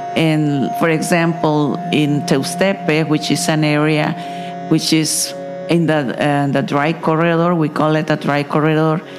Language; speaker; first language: English; non-native, fluent; Spanish